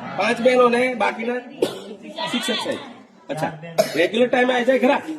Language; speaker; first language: Gujarati; non-native, local second language; Rathawi